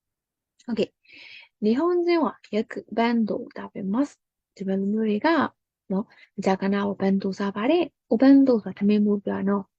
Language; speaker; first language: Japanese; non-native, fluent; Burmese